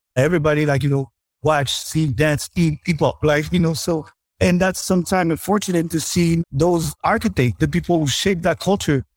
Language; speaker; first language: English; non-native, fluent; French